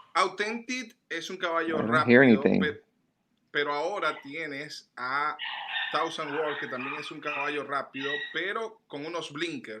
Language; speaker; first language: Spanish; native; Spanish